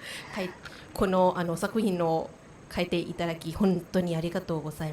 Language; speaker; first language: Japanese; non-native, learner; Thai